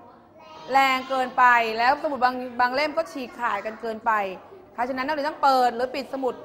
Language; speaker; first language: Thai; native; Thai